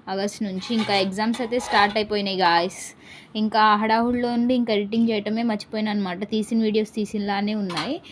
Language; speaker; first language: Telugu; native; Telugu